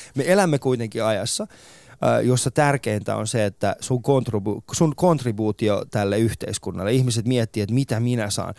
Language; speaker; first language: Finnish; early bilingual, other home language; Persian